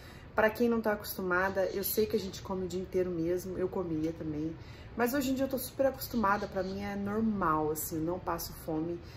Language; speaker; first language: Portuguese; native; Portuguese